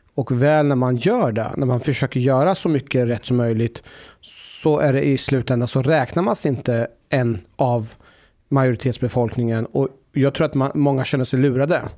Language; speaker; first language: Swedish; early bilingual, other home language; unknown